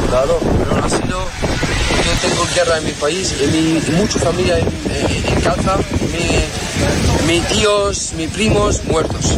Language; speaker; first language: Spanish; non-native, learner; Arabic